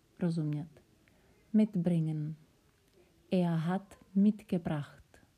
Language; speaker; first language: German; non-native, fluent; Czech